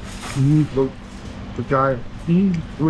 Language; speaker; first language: English; non-native, learner; Vietnamese